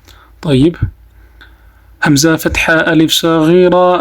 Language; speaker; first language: Arabic; non-native, fluent; Amharic